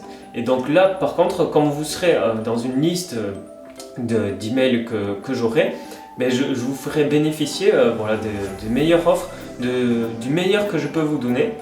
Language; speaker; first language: French; native; French